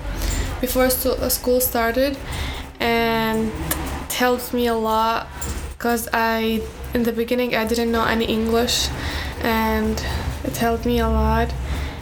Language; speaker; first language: English; early bilingual, other home language; Arabic